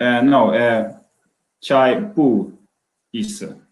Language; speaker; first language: Chinese; non-native, learner; Swedish